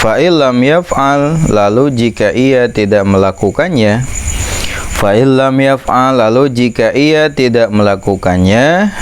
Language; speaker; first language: Indonesian; non-native, local second language; Sundanese